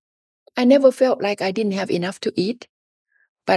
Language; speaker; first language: English; non-native, fluent; Thai